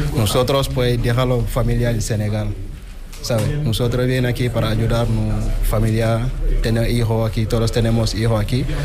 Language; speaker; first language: Spanish; non-native, learner; Wolof